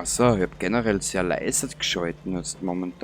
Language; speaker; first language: German; native; German